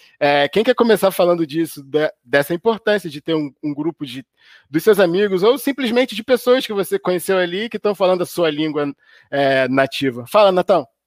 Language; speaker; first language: Portuguese; native; Portuguese